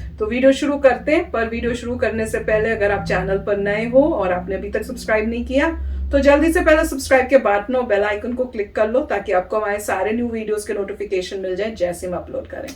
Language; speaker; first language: Hindi; native; Hindi